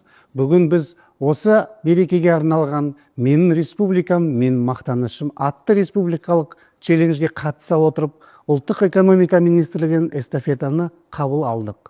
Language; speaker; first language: Kazakh; native; Kazakh